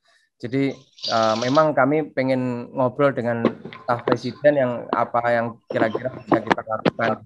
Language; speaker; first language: Indonesian; native; Indonesian